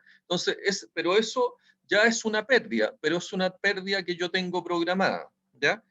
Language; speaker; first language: Spanish; native; Spanish